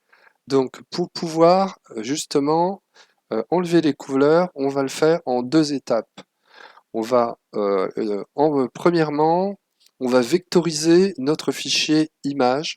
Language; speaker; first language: French; native; French